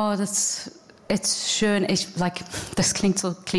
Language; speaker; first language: German; non-native, learner; English